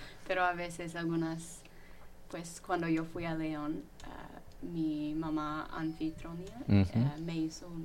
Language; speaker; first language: Spanish; non-native, fluent; English